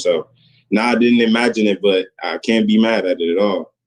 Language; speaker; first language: English; native; English